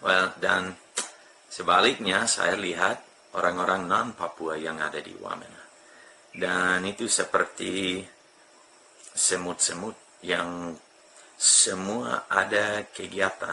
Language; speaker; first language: Indonesian; non-native, fluent; English